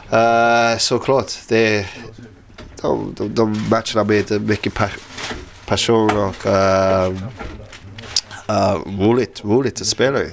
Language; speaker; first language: Swedish; non-native, learner; English